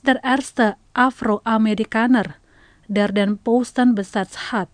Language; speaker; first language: German; non-native, fluent; Indonesian